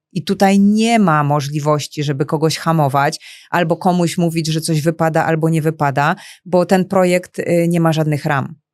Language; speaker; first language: Polish; native; Polish